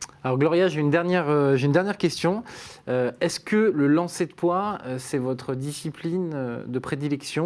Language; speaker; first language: French; native; French